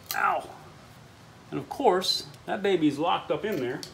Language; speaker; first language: English; native; English